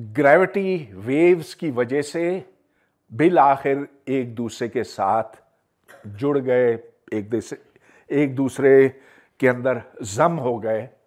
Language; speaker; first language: Urdu; native; Urdu